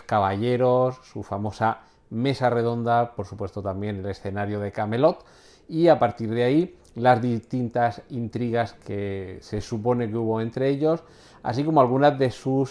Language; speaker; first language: Spanish; native; Spanish